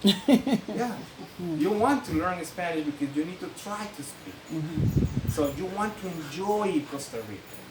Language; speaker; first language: English; non-native, fluent; Spanish